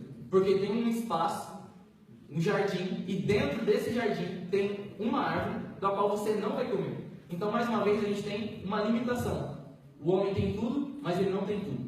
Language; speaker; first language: Portuguese; native; Portuguese